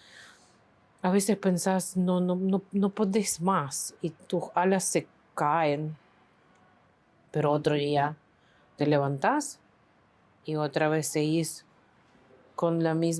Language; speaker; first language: Spanish; non-native, fluent; Ukrainian